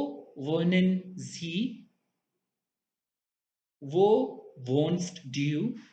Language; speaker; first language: German; non-native, fluent; Hindi